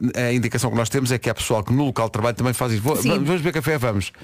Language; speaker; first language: Portuguese; native; Portuguese